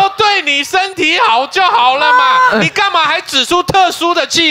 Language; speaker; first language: Chinese; native; Chinese